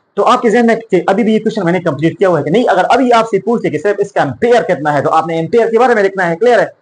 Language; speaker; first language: Urdu; non-native, local second language; Pashto